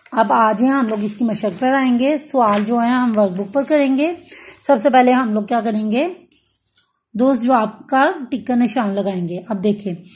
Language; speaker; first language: Urdu; non-native, local second language; Punjabi